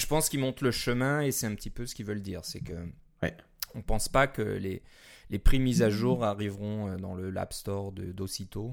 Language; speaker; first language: French; native; French